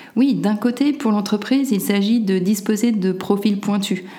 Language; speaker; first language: French; native; French